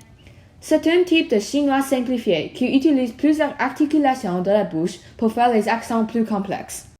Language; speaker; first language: French; non-native, learner; Chinese